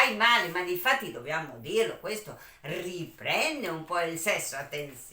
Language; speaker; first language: Italian; native; Italian